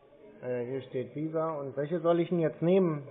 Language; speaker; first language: German; native; German